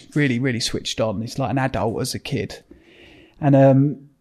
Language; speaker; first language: English; native; English